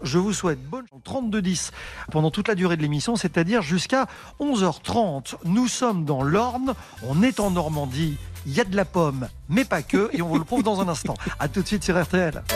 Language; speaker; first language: French; native; French